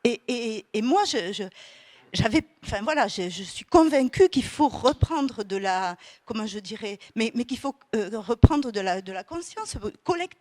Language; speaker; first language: French; native; French